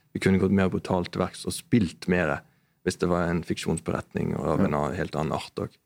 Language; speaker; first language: Norwegian; native; Norwegian